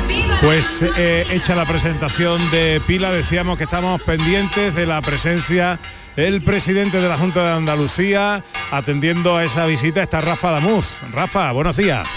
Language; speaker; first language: Spanish; native; Spanish